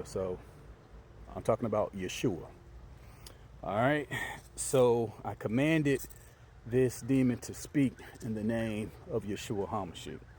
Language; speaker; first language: English; native; English